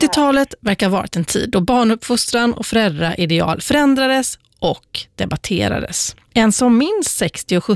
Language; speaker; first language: Swedish; native; Swedish